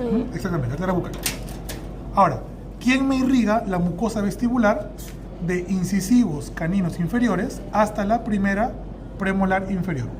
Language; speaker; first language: Spanish; native; Spanish